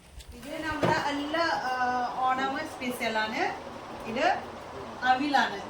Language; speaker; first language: Malayalam; non-native, learner; Bodo